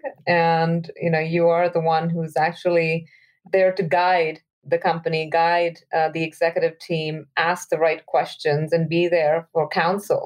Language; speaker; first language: English; non-native, local second language; Hindi